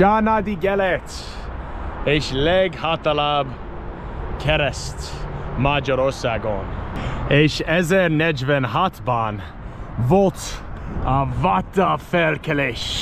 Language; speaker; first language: Hungarian; non-native, learner; English